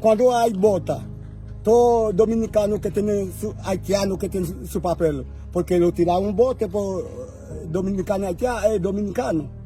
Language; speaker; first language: Spanish; non-native, learner; Haitian Creole